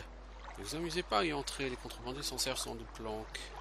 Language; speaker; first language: French; native; French